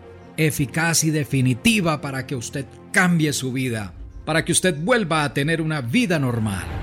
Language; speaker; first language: Spanish; native; Spanish